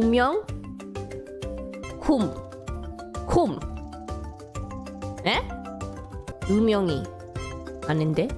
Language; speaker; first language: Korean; non-native, learner; English